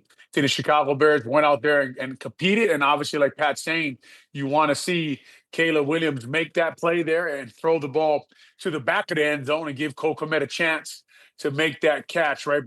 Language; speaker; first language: English; native; English